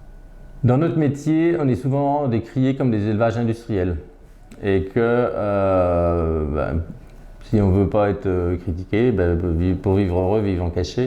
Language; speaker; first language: French; native; French